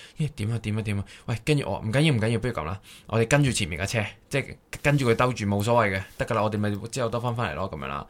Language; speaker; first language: Cantonese; native; Cantonese